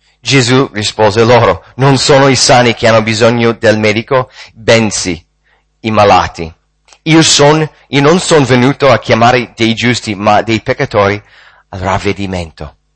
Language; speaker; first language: Italian; non-native, fluent; English